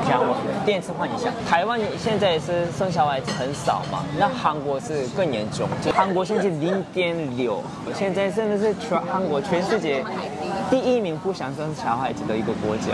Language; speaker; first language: Chinese; non-native, fluent; Korean